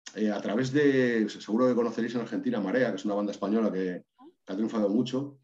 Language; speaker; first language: Spanish; native; Spanish